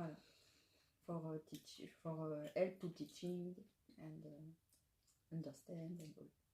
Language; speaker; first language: English; non-native, learner; French